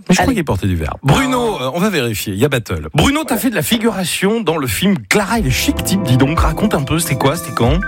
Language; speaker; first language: French; native; French